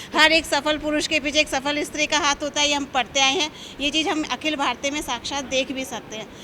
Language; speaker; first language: Hindi; native; Hindi